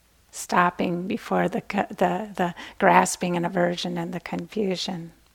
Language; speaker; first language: English; native; English